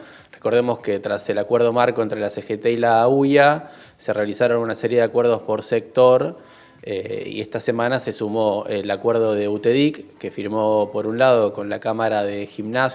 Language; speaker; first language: Spanish; native; Spanish